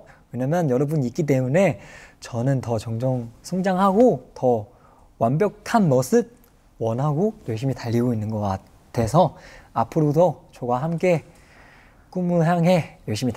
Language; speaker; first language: Korean; non-native, fluent; Chinese